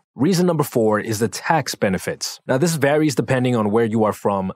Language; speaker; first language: English; native; English